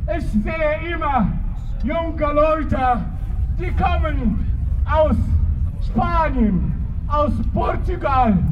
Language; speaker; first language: German; non-native, learner; Arabic